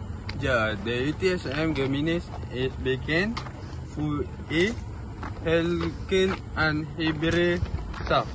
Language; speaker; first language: German; non-native, learner; Malay